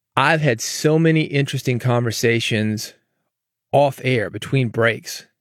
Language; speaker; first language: English; native; English